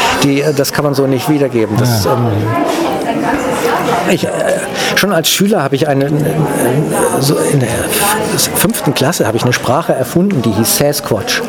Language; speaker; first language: German; native; German